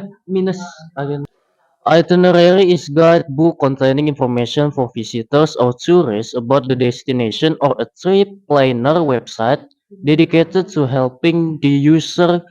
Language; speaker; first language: English; non-native, learner; Indonesian